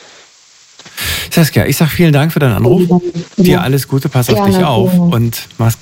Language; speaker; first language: German; native; German